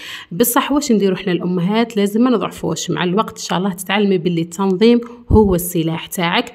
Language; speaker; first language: Arabic; native; Arabic